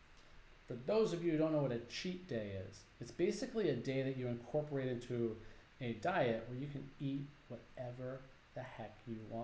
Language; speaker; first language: English; native; English